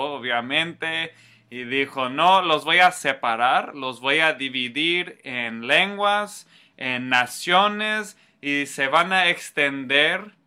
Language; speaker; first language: Spanish; non-native, fluent; English